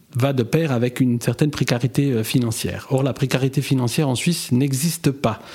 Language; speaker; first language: French; native; French